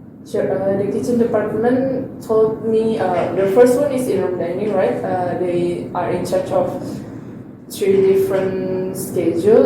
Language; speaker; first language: English; non-native, learner; Indonesian